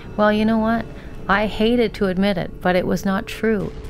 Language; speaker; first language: English; native; English